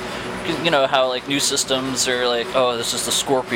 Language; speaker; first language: English; native; English